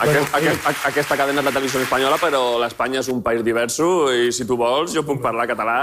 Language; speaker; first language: Catalan; non-native, learner; Spanish